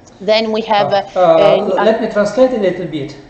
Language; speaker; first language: English; non-native, learner; Russian